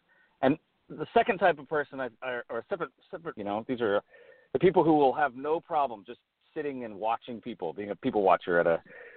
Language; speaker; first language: English; native; English